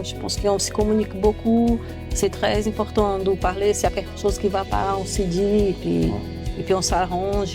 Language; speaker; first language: French; non-native, fluent; Portuguese